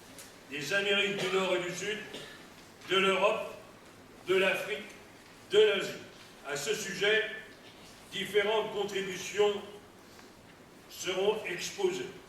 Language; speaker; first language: French; native; French